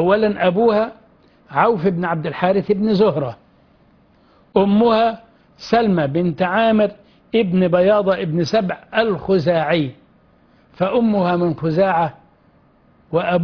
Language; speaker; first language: Arabic; native; Arabic